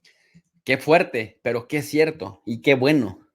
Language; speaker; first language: Spanish; native; Spanish